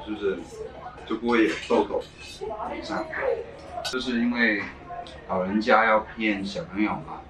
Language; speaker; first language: Chinese; non-native, local second language; Cantonese